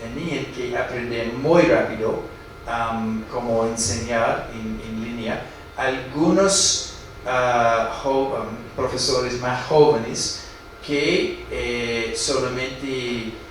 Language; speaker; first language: Spanish; non-native, fluent; English